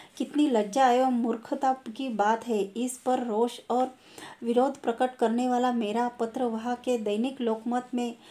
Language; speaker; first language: Hindi; non-native, local second language; Marathi